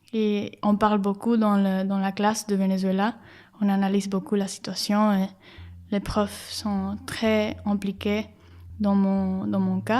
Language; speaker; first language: French; non-native, fluent; Spanish